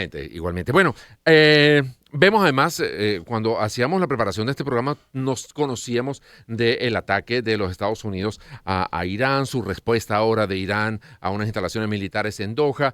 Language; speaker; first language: Spanish; native; Spanish